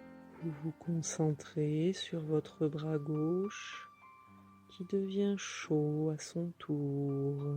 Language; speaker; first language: French; native; French